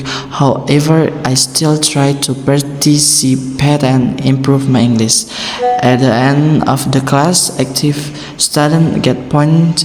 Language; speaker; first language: English; non-native, learner; Indonesian